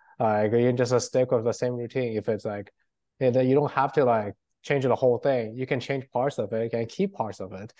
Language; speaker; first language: English; non-native, fluent; Chinese